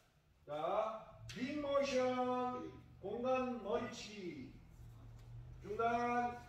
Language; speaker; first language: Korean; non-native, fluent; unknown